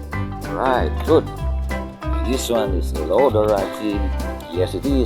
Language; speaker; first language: English; non-native, learner; Indonesian